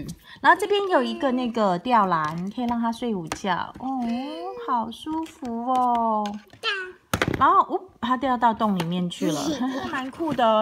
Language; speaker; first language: Chinese; native; Chinese